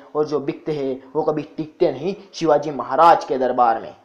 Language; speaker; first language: Hindi; non-native, local second language; Marathi